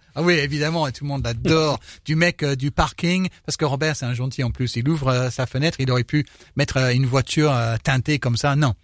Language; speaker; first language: French; non-native, fluent; English